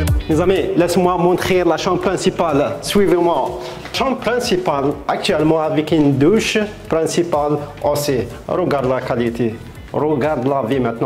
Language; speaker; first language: French; non-native, fluent; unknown